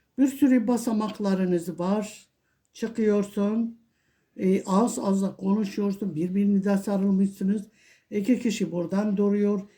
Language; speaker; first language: Turkish; non-native, local second language; Kurdish